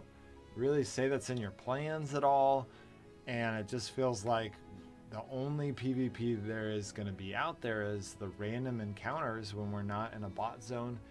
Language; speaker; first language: English; native; English